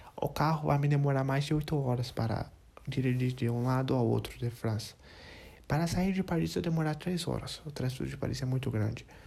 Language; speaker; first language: Portuguese; non-native, learner; English